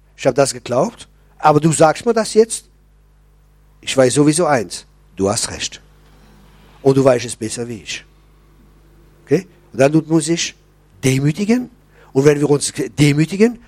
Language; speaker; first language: German; non-native, local second language; French